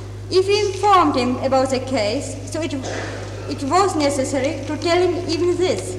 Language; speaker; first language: English; non-native, fluent; Czech